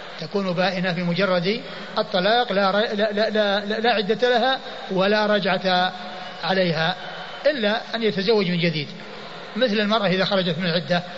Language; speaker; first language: Arabic; native; Arabic